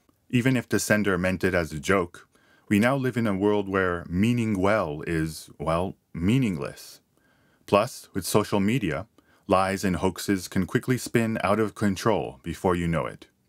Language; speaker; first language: English; early bilingual, other home language; Japanese